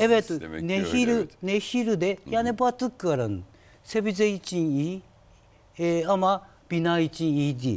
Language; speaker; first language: Turkish; non-native, learner; Japanese